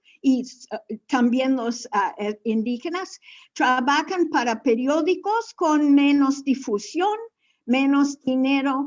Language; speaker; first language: Spanish; non-native, fluent; English